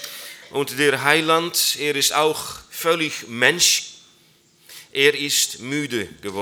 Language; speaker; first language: German; non-native, learner; Dutch